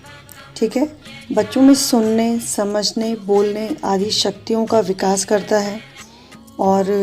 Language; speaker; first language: Hindi; native; Hindi